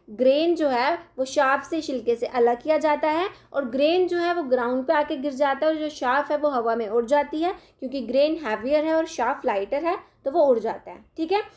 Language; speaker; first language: Hindi; non-native, local second language; Dogri